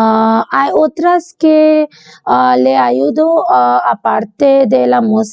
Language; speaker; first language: Spanish; non-native, learner; Bangla